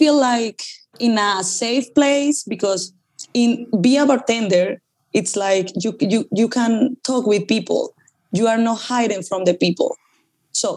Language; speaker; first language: English; non-native, learner; Spanish